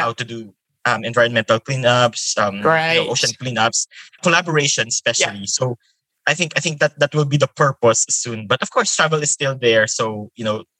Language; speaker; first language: English; non-native, local second language; Filipino